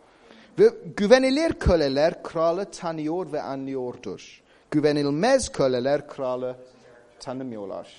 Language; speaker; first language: Turkish; non-native, fluent; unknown